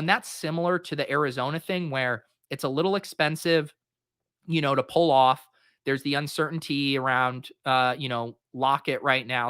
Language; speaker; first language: English; native; English